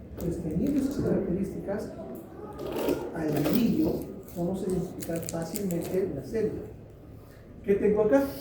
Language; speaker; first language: Spanish; native; Spanish